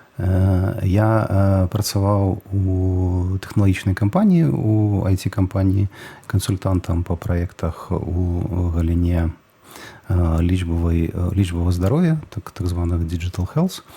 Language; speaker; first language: Belarusian; non-native, local second language; Russian